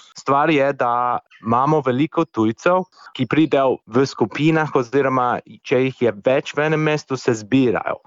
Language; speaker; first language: Slovenian; non-native, fluent; English